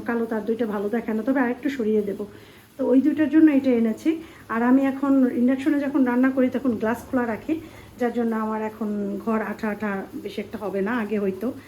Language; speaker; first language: Bangla; native; Bangla